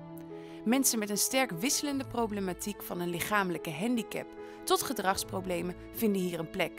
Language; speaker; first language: Dutch; native; Dutch